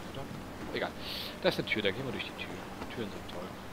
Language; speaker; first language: German; native; German